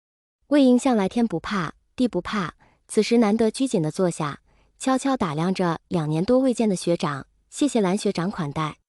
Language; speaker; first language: Chinese; native; Chinese